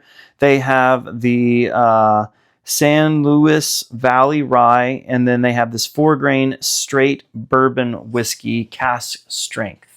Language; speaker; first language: English; native; English